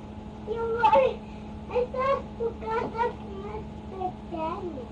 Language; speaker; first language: Spanish; early bilingual, heritage; Spanish